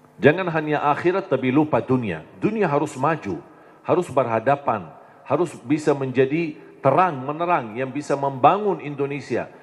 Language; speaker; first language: Indonesian; non-native, fluent; Arabic